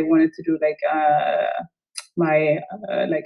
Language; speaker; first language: English; non-native, fluent; Amharic